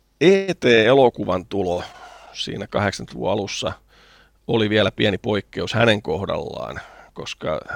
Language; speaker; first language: Finnish; native; Finnish